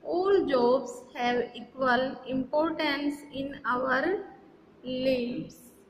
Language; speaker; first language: Hindi; native; Hindi